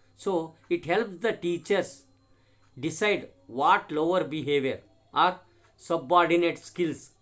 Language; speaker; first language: English; non-native, local second language; Kannada